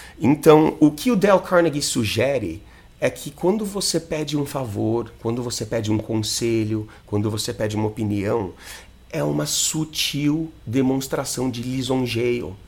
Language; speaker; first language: Portuguese; non-native, fluent; English